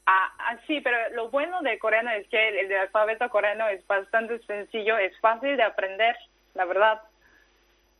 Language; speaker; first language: Spanish; non-native, fluent; Korean